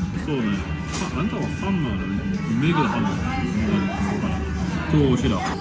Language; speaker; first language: Japanese; non-native, learner; French